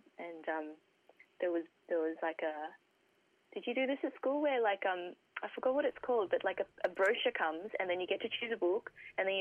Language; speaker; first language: English; native; English